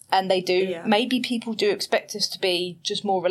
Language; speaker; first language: English; native; English